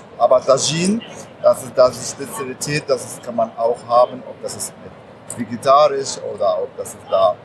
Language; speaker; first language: German; non-native, learner; Arabic